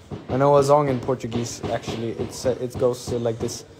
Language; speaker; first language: English; non-native, fluent; Swedish